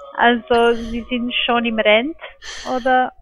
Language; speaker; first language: German; non-native, learner; Spanish